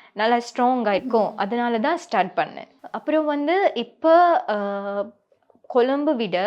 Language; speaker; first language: Tamil; non-native, local second language; Sinhala